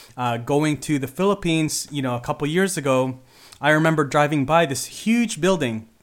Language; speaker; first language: English; early bilingual, other home language; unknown